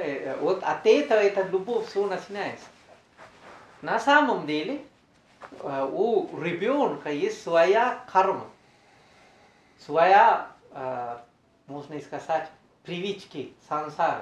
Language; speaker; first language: Russian; non-native, learner; Sinhala